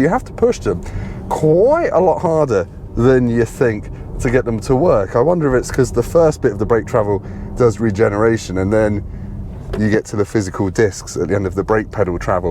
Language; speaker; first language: English; native; English